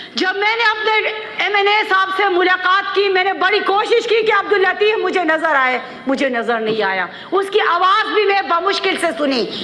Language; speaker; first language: Urdu; non-native, local second language; Khowar